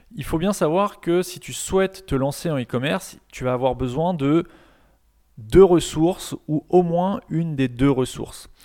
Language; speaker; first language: French; native; French